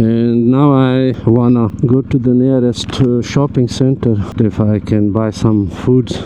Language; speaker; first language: English; non-native, learner; Persian